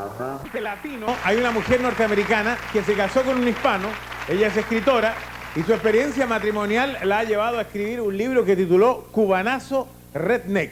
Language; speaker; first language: Spanish; native; Spanish